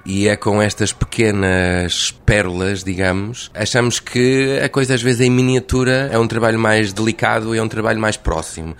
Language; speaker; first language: Portuguese; non-native, fluent; English